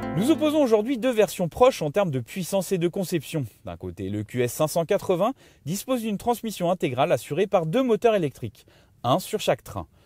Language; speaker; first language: French; native; French